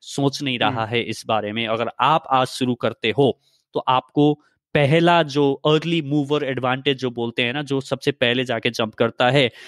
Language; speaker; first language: Hindi; native; Hindi